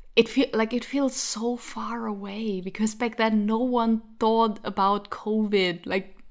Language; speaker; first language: English; non-native, fluent; German